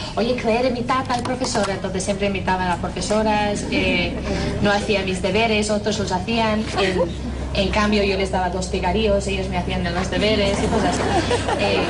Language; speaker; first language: Spanish; non-native, fluent; English